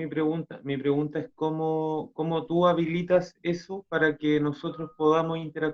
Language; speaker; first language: Spanish; native; Spanish